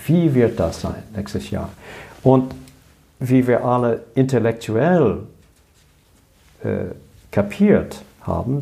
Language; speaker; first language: German; non-native, learner; English